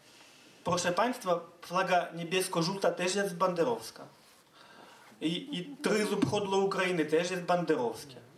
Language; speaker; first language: Polish; non-native, fluent; Ukrainian